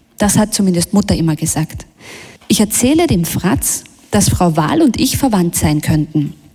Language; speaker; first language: German; early bilingual, other home language; Bosnian